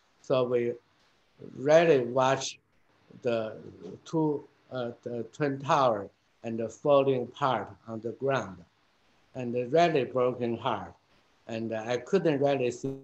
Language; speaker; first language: English; non-native, fluent; Chinese